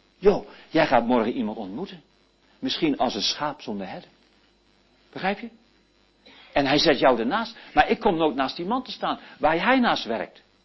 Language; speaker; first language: Dutch; early bilingual, heritage; Dutch